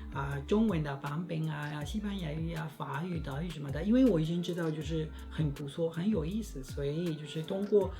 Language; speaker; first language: Chinese; non-native, fluent; Spanish